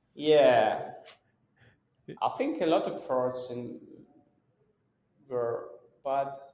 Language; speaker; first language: English; non-native, fluent; Russian